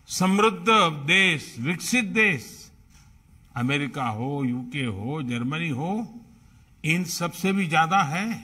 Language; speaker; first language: Hindi; non-native, local second language; Gujarati